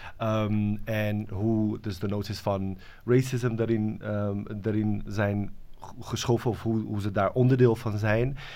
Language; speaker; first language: Dutch; non-native, fluent; Bosnian